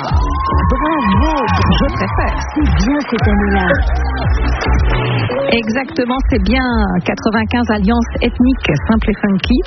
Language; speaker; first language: French; native; French